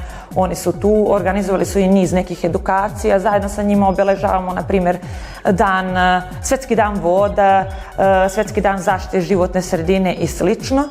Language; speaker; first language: Bosnian; native; Bosnian